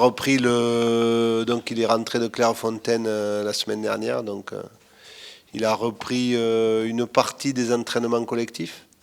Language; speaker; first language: French; native; French